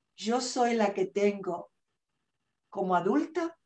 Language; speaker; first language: Spanish; native; Spanish